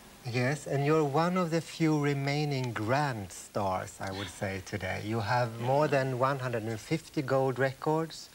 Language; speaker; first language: English; non-native, fluent; Swedish